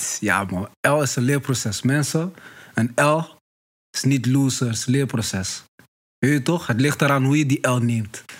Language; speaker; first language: Dutch; early bilingual, other home language; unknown